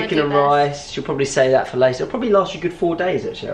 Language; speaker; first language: English; native; English